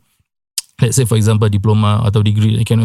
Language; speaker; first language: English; non-native, local second language; Malay